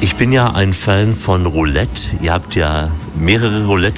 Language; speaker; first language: German; native; German